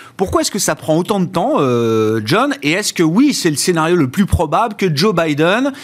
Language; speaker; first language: French; native; French